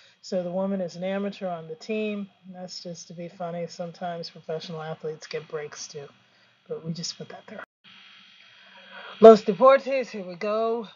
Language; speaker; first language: English; native; English